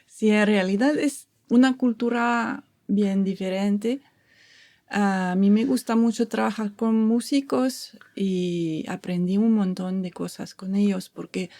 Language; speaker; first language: Spanish; non-native, fluent; French